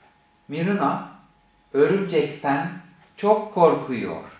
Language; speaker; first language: Turkish; non-native, fluent; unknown